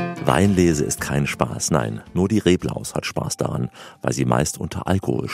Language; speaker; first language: German; native; German